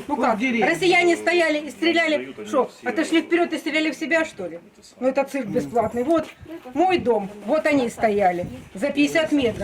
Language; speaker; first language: Russian; native; Russian